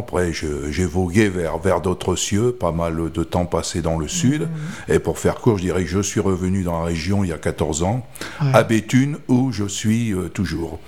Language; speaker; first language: French; native; French